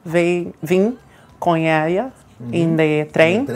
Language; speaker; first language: Spanish; non-native, learner; Portuguese